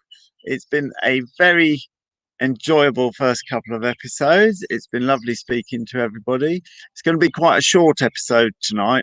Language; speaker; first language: English; native; English